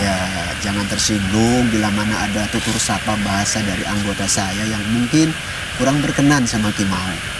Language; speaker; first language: Indonesian; native; Indonesian